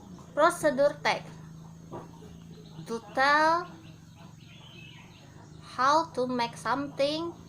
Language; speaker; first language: English; non-native, learner; Indonesian